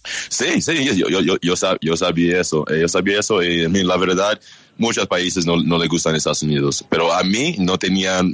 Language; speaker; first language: Spanish; non-native, learner; English